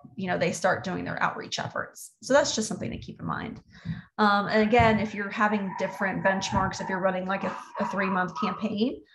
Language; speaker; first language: English; native; English